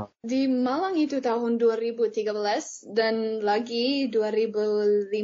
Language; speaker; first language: Indonesian; non-native, fluent; English